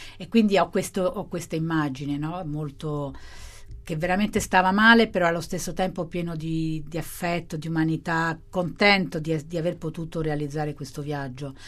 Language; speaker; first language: Italian; non-native, fluent; Spanish